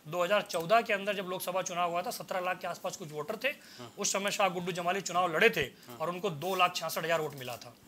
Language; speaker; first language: Hindi; native; Hindi